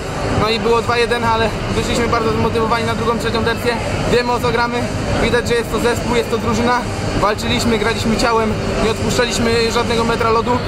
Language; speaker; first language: Polish; native; Polish